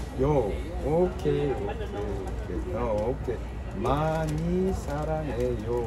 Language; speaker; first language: Korean; non-native, learner; Vietnamese